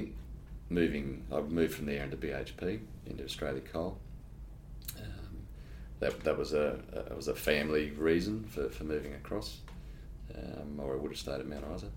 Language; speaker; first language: English; native; English